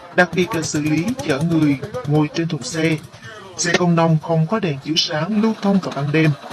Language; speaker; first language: Vietnamese; native; Vietnamese